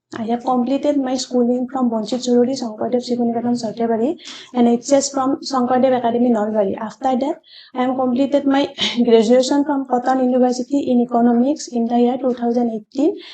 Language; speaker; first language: English; non-native, local second language; Assamese